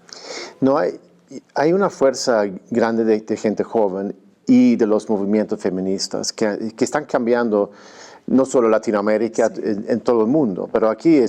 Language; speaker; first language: Spanish; non-native, fluent; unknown